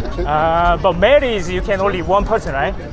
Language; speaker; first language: English; non-native, learner; Korean